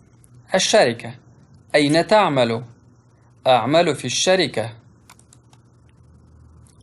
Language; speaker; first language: Arabic; non-native, local second language; Pashto